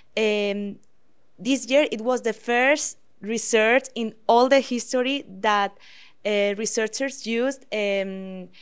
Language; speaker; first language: English; non-native, fluent; Spanish